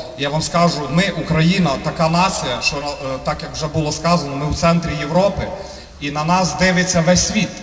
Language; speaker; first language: Ukrainian; native; Ukrainian